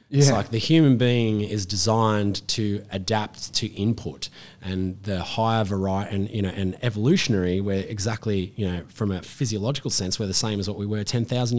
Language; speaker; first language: English; native; English